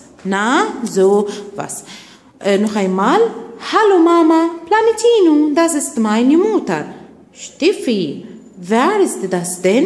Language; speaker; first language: German; non-native, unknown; Arabic